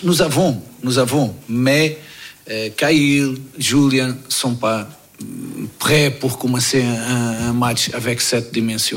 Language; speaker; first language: French; non-native, fluent; Portuguese